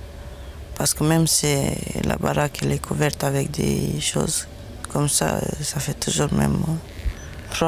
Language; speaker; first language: French; non-native, fluent; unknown